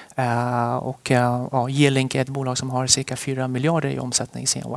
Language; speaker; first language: Swedish; early bilingual, other home language; Chinese